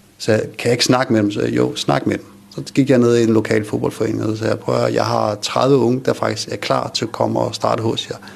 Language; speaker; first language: Danish; early bilingual, other home language; Kurdish